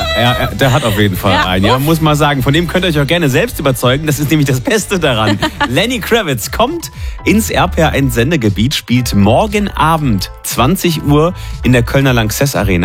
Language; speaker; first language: German; native; German